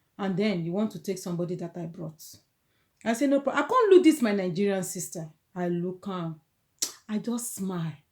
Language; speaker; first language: Nigerian Pidgin; non-native, local second language; Yoruba